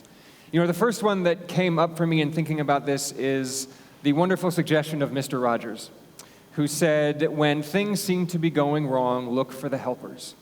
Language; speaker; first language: English; native; English